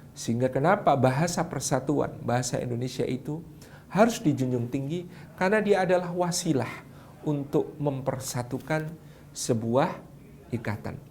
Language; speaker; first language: Indonesian; non-native, local second language; Javanese